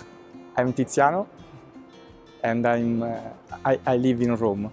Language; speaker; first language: English; non-native, fluent; Italian